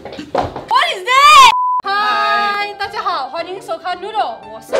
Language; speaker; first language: Chinese; non-native, local second language; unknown